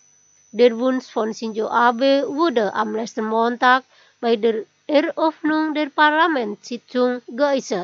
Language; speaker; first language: German; non-native, fluent; Indonesian